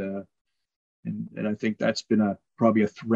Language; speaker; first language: English; native; English